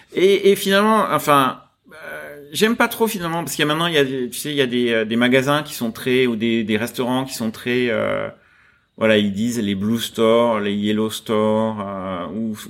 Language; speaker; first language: French; native; French